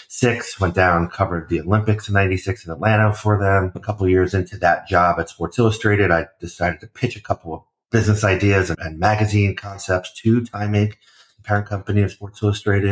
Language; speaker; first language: English; native; English